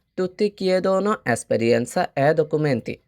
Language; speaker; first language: Italian; non-native, fluent; Bangla